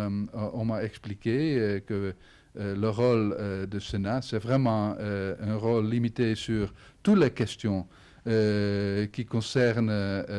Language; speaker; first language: French; non-native, fluent; Dutch